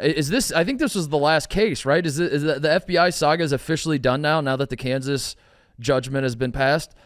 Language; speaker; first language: English; native; English